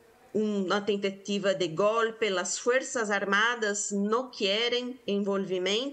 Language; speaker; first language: Spanish; non-native, fluent; Portuguese